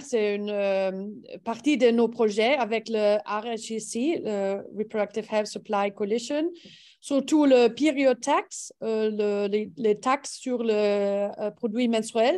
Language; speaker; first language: French; non-native, learner; English